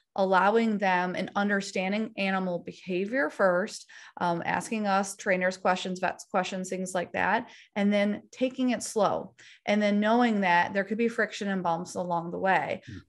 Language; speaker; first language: English; native; English